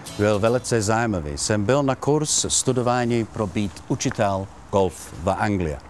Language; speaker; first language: Czech; non-native, learner; Italian